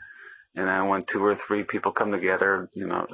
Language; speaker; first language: English; native; English